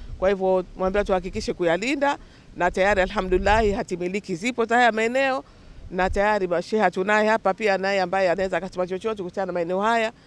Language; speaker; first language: Swahili; native; Swahili